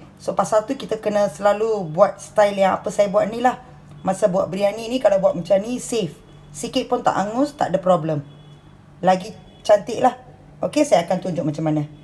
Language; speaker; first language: Malay; non-native, local second language; Tamil